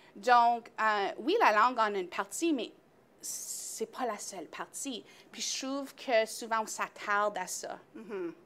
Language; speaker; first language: French; native; French